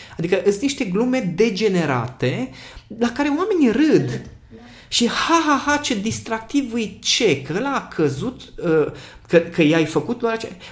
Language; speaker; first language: Romanian; non-native, local second language; Hungarian